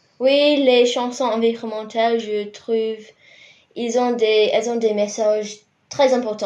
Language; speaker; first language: French; non-native, fluent; English